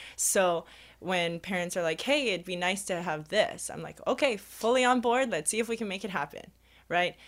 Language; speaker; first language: English; early bilingual, other home language; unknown